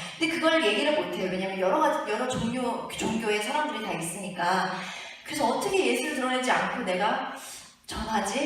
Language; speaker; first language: Korean; early bilingual, heritage; Korean